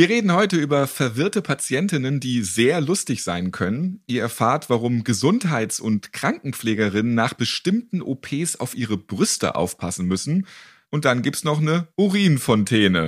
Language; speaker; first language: German; native; German